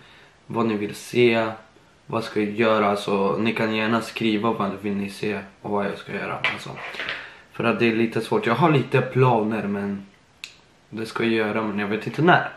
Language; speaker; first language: Swedish; early bilingual, other home language; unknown